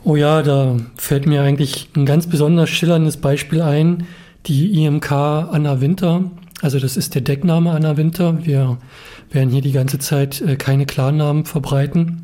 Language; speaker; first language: German; native; German